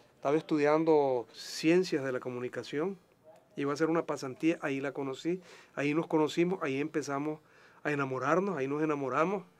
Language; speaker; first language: Spanish; native; Spanish